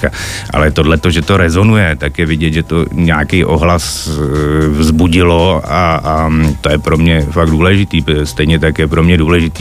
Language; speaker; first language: Czech; native; Czech